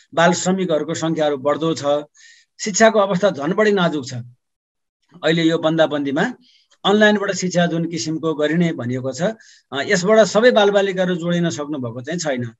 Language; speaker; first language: Nepali; native; Nepali